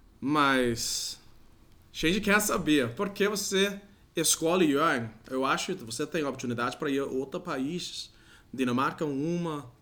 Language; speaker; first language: Portuguese; non-native, learner; Danish